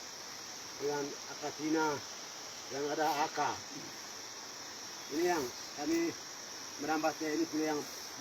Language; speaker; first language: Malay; non-native, local second language; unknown